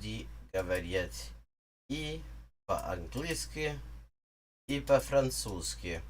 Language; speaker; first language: Russian; non-native, learner; English